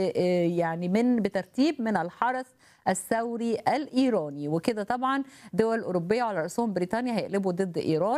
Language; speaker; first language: Arabic; native; Arabic